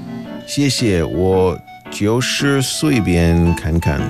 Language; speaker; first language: Chinese; non-native, learner; English